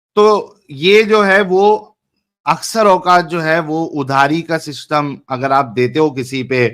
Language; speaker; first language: Hindi; native; Hindi